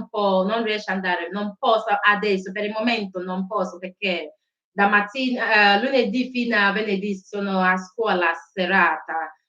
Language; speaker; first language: Italian; non-native, learner; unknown